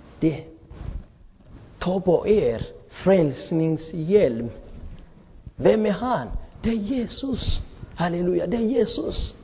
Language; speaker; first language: Swedish; non-native, fluent; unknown